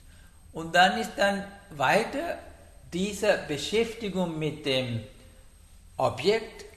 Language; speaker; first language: German; non-native, learner; Sinhala